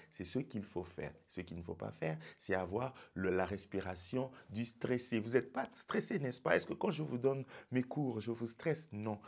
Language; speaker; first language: French; non-native, local second language; Lingala